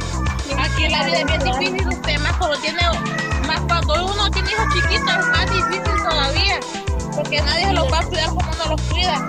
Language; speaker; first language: Spanish; native; Spanish